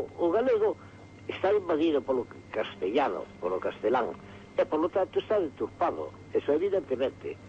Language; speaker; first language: Galician; native; Galician